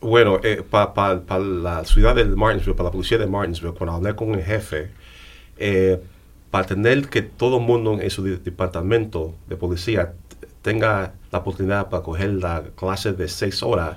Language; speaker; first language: Spanish; early bilingual, heritage; English